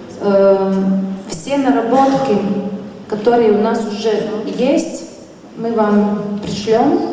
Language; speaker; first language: Russian; non-native, local second language; Latvian